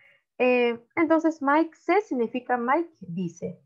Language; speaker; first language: English; non-native, learner; Spanish